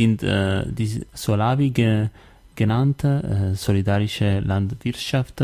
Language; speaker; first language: German; non-native, learner; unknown